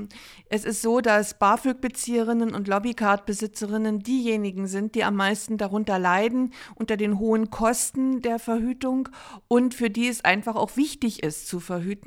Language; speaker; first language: German; native; German